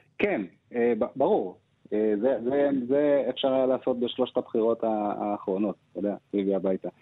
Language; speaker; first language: Hebrew; early bilingual, other home language; Amharic